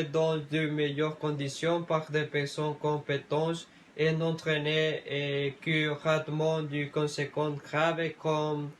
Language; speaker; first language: French; non-native, learner; Spanish